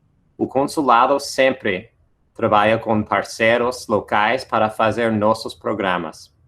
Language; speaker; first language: Portuguese; non-native, fluent; English